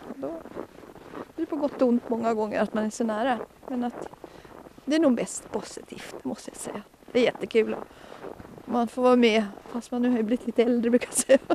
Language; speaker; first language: Swedish; native; Swedish